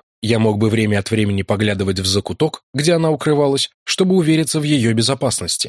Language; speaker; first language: Russian; native; Russian